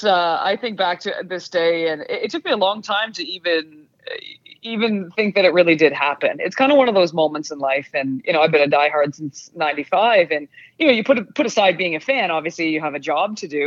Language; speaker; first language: English; native; English